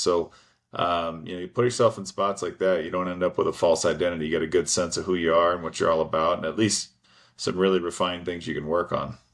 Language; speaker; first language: English; native; English